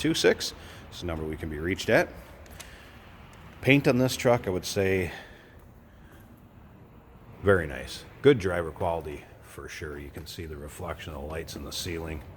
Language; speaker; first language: English; native; English